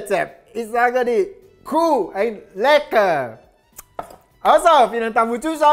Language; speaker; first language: German; non-native, learner; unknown